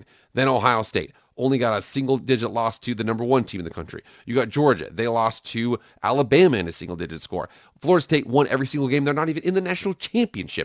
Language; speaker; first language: English; native; English